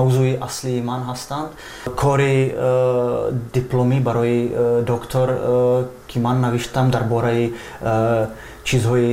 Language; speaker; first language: Persian; non-native, fluent; Czech